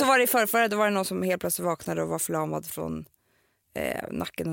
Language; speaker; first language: Swedish; native; Swedish